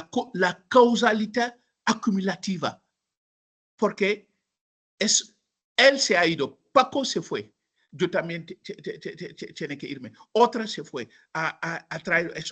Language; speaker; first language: Spanish; non-native, fluent; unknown